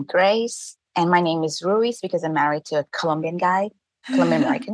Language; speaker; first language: English; non-native, fluent; Thai